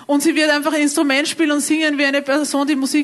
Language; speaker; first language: German; native; German